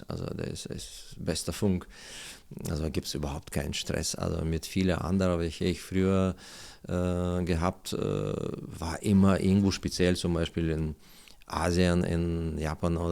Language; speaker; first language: German; non-native, learner; Russian